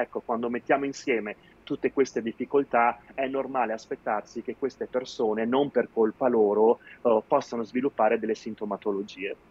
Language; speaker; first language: Italian; native; Italian